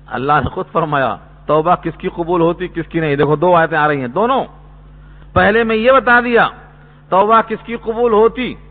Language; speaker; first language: Urdu; native; Urdu